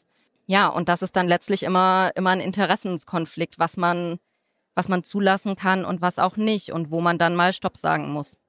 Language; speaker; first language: German; native; German